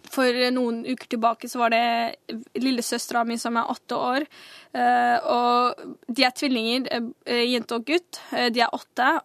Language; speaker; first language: Norwegian; early bilingual, other home language; Somali